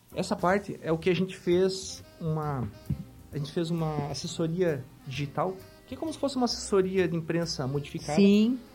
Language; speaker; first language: Portuguese; native; Portuguese